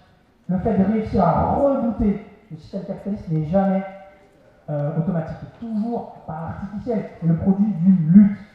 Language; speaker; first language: French; native; French